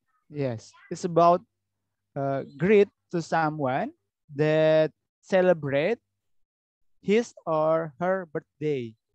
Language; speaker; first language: English; non-native, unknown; Indonesian